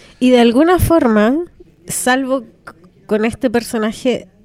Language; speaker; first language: Spanish; native; Spanish